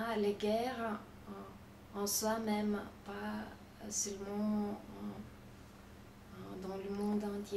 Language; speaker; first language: French; non-native, fluent; Lithuanian